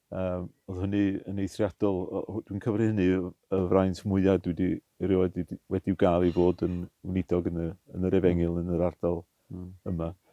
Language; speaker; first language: Welsh; native; Welsh